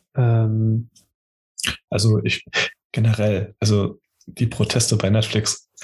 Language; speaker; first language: German; early bilingual, other home language; Portuguese